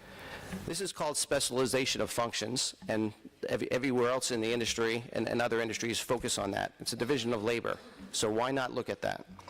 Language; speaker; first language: English; native; English